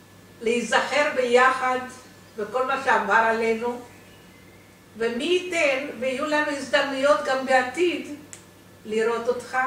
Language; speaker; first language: Hebrew; non-native, fluent; Romanian